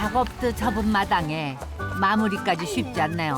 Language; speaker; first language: Korean; native; Korean